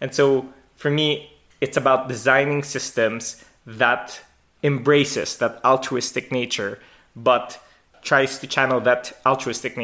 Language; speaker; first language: English; non-native, local second language; Hiligaynon